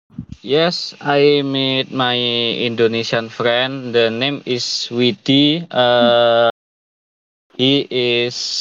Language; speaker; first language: English; non-native, learner; Indonesian